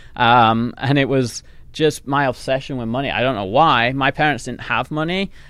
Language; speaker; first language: English; native; English